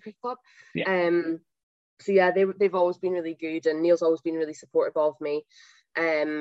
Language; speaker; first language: English; native; English